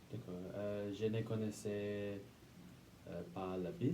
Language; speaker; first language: French; non-native, learner; English